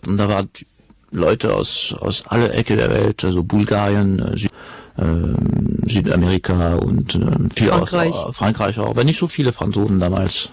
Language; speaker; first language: German; non-native, fluent; French